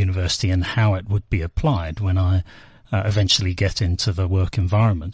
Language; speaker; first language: English; native; English